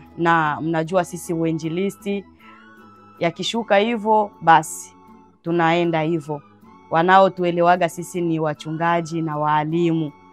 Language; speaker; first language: Swahili; non-native, local second language; Bembe